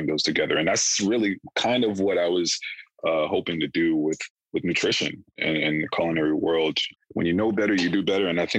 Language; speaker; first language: English; native; English